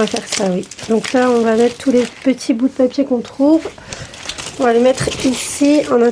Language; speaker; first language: French; native; French